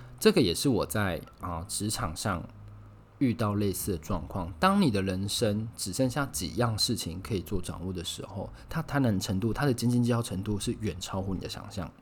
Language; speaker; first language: Chinese; native; Chinese